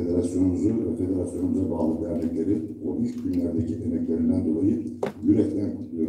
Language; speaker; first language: Turkish; native; Turkish